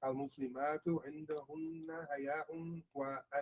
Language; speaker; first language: Arabic; non-native, learner; English